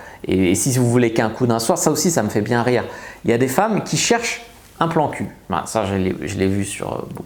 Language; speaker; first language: French; native; French